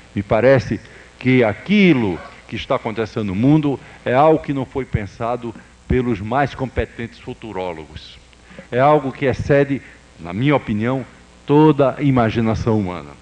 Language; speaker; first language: Portuguese; native; Portuguese